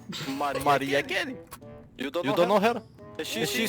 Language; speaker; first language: English; non-native, learner; Lithuanian